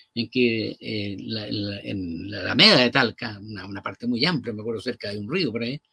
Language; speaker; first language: Spanish; native; Spanish